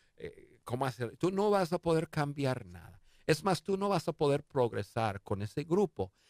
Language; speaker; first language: Spanish; non-native, fluent; English